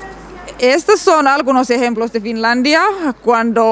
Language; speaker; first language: Spanish; non-native, learner; Finnish